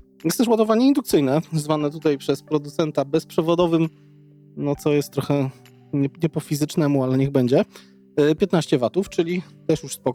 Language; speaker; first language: Polish; native; Polish